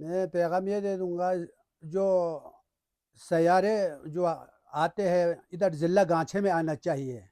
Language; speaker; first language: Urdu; non-native, local second language; Balti